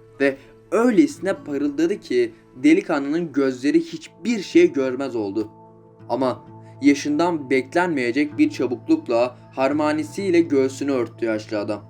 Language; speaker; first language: Turkish; native; Turkish